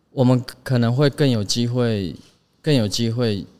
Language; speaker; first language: Chinese; non-native, local second language; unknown